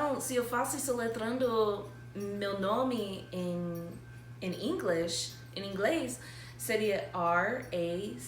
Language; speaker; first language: Portuguese; non-native, fluent; English